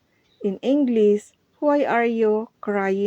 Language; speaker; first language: English; non-native, local second language; Filipino